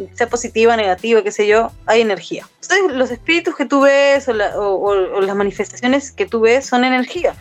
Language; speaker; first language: Spanish; native; Spanish